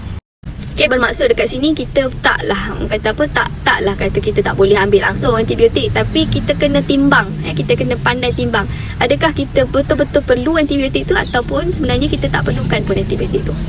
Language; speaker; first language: Malay; native; Malay